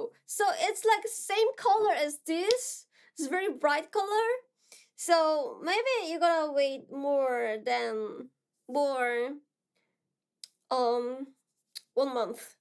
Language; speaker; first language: English; non-native, fluent; Korean